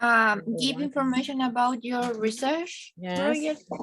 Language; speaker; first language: English; non-native, learner; Spanish